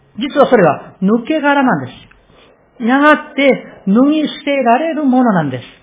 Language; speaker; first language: Japanese; non-native, fluent; Korean